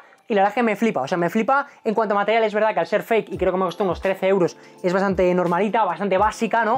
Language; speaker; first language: Spanish; native; Spanish